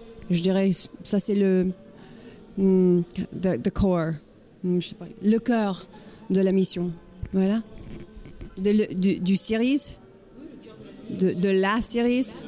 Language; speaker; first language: French; non-native, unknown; English